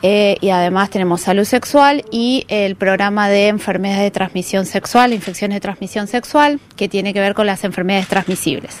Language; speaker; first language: Spanish; native; Spanish